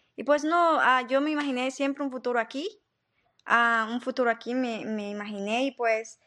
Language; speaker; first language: Spanish; native; Spanish